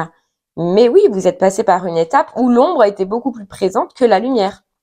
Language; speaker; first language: French; native; French